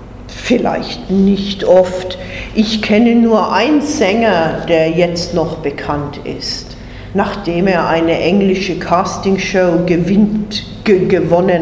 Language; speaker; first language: German; non-native, fluent; English